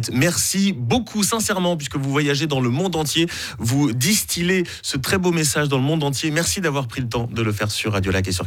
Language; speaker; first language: French; native; French